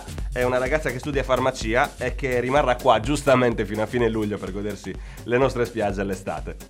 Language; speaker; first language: Italian; native; Italian